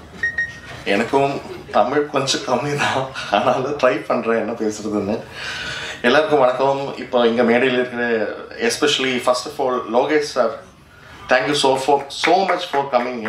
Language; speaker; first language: Tamil; non-native, learner; Malayalam